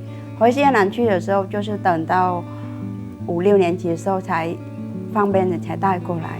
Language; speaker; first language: Chinese; non-native, fluent; Vietnamese